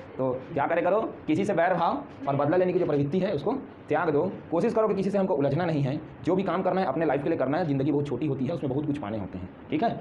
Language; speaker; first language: Hindi; native; Hindi